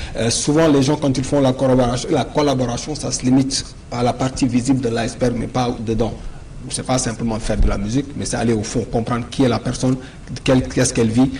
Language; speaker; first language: French; non-native, local second language; Wolof